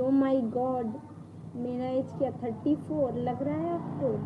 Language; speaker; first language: Hindi; non-native, local second language; Bangla